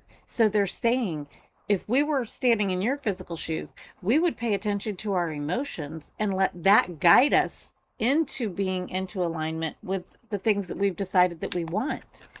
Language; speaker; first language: English; native; English